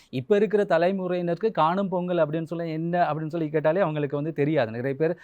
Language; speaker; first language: Tamil; native; Tamil